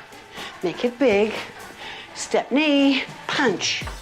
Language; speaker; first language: English; native; English